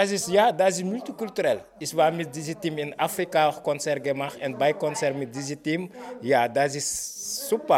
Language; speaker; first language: German; non-native, learner; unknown